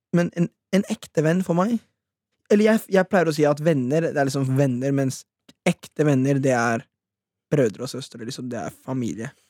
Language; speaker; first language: Norwegian; early bilingual, other home language; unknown